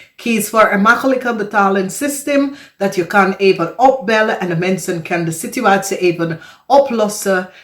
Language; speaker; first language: Dutch; non-native, fluent; English